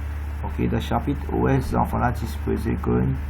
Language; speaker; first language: French; non-native, local second language; Morisyen